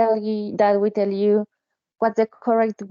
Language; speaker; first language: English; non-native, learner; Spanish